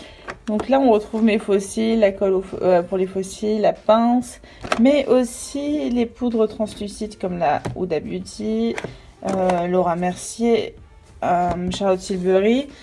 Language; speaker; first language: French; native; French